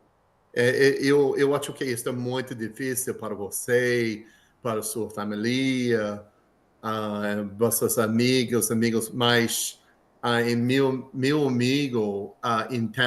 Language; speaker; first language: Portuguese; non-native, learner; English